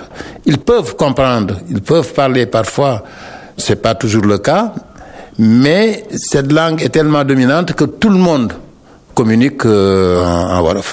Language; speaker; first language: French; non-native, local second language; Wolof